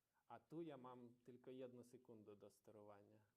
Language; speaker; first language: Polish; non-native, learner; Ukrainian